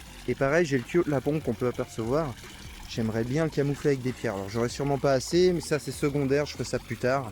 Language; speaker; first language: French; native; French